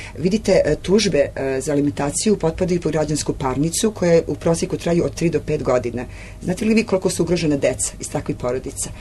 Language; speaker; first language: Serbian; native; Serbian